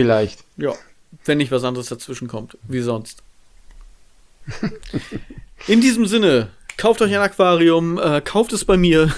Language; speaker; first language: German; native; German